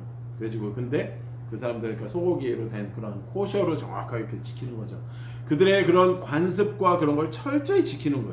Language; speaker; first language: Korean; native; Korean